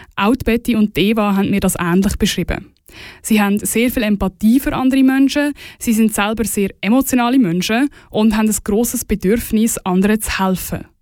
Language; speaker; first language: German; native; German